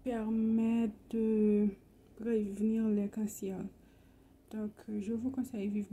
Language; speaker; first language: French; non-native, local second language; Haitian Creole